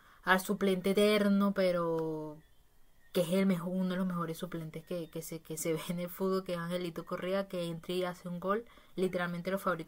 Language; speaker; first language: Spanish; native; Spanish